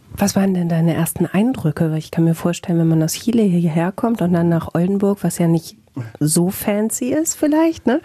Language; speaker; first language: German; native; German